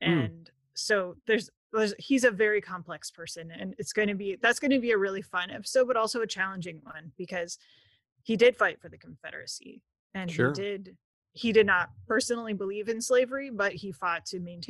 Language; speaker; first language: English; native; English